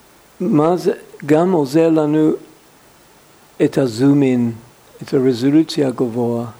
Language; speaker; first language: Hebrew; non-native, fluent; English